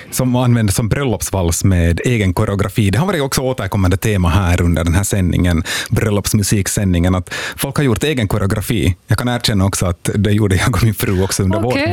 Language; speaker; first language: Swedish; native; Swedish